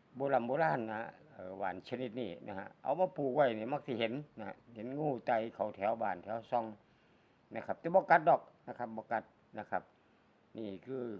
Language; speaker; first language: Thai; native; Thai